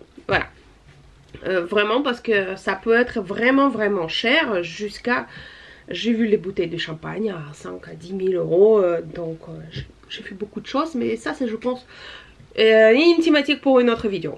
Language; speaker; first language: French; non-native, fluent; Russian